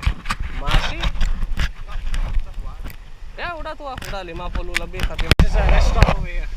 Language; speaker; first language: Indonesian; non-native, fluent; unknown